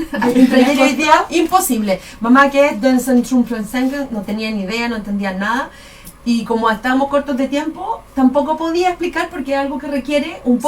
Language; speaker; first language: Spanish; native; Spanish